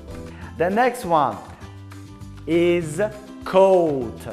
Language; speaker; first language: English; non-native, learner; Tajik